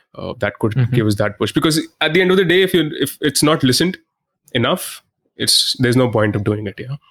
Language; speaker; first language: English; non-native, local second language; Hindi